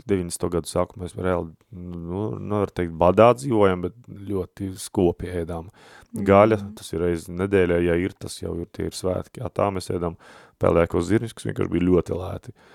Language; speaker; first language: Latvian; native; Latvian